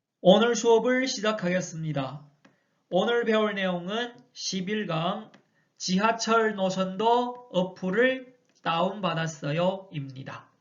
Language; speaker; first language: Korean; non-native, fluent; Chinese